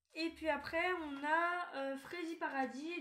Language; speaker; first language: French; native; French